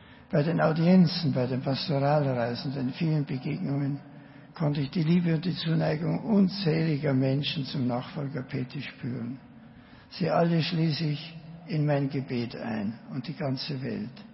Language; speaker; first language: German; native; German